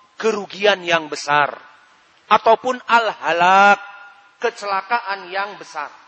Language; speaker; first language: Indonesian; native; Indonesian